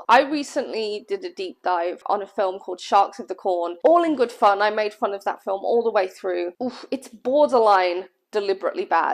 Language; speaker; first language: English; native; English